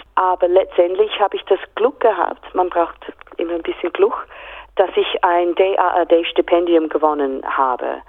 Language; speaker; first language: German; non-native, fluent; English